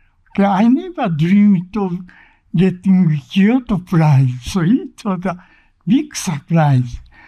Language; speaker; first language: English; non-native, fluent; Japanese